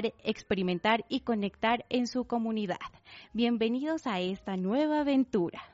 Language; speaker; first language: Spanish; native; Spanish